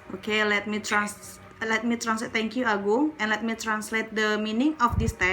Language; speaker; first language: English; non-native, learner; Indonesian